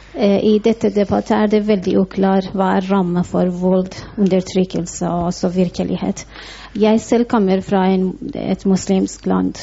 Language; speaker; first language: Norwegian; non-native, fluent; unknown